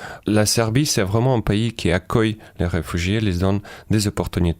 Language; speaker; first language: French; non-native, fluent; Ukrainian